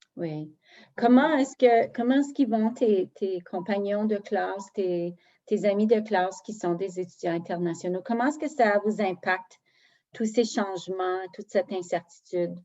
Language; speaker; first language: French; native; French